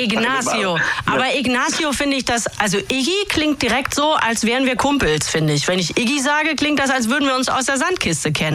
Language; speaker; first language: German; native; German